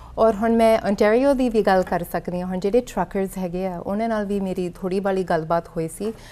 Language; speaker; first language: Punjabi; early bilingual, heritage; Punjabi